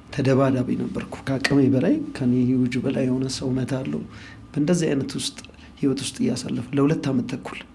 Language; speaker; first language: Amharic; native; Amharic